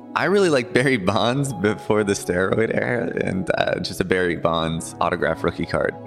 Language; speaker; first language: English; native; English